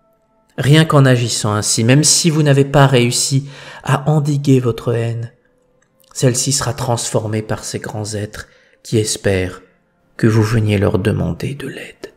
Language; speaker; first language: French; native; French